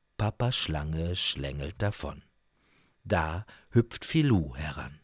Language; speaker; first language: German; native; German